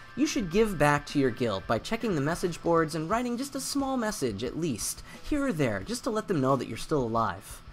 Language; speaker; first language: English; native; English